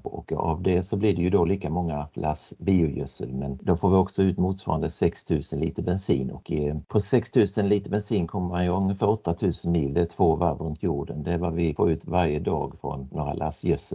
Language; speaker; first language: Swedish; native; Swedish